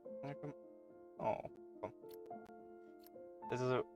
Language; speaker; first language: German; native; German